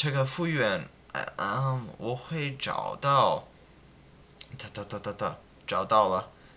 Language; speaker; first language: Chinese; non-native, learner; English